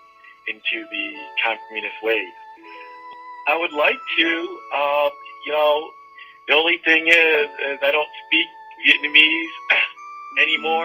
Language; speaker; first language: English; early bilingual, other home language; Vietnamese